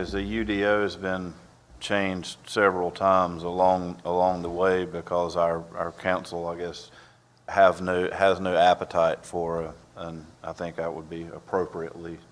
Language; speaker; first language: English; native; English